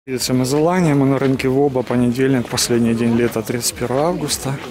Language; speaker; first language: Russian; native; Russian